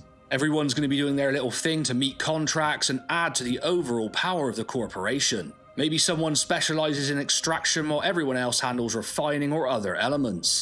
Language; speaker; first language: English; native; English